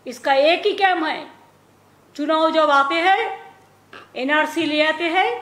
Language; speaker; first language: Hindi; non-native, local second language; Bangla